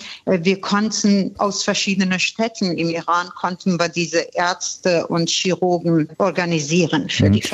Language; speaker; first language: German; non-native, fluent; Persian